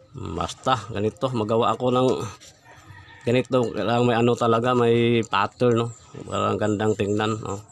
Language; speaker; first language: Filipino; non-native, local second language; Cebuano